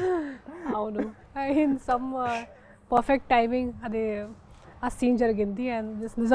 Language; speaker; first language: Telugu; non-native, fluent; Hindi